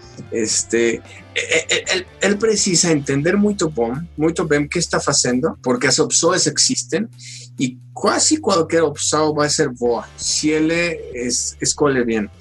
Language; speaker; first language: Spanish; native; Spanish